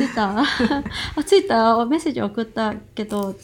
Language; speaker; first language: Japanese; non-native, fluent; Cantonese